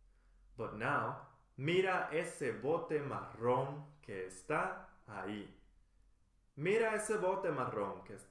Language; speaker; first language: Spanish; non-native, fluent; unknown